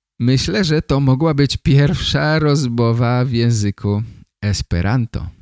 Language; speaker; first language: Polish; native; Polish